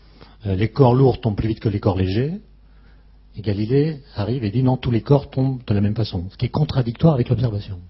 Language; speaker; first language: French; native; French